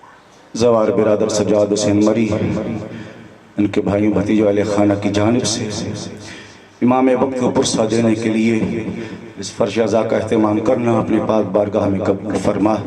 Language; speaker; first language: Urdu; non-native, local second language; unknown